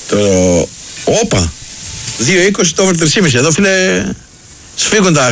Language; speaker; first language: Greek; native; Greek